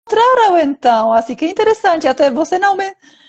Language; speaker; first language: Portuguese; non-native, fluent; Polish